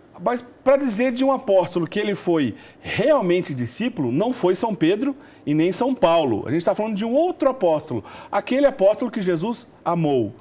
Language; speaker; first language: Portuguese; native; Portuguese